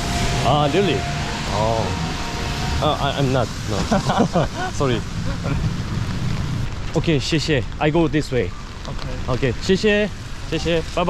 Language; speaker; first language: English; non-native, learner; Korean